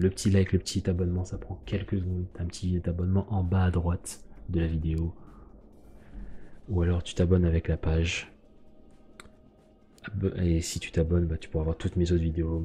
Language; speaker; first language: French; native; French